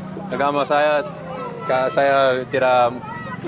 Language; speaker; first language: Indonesian; non-native, learner; English